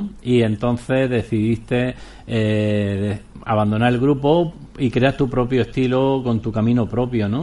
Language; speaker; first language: Spanish; native; Spanish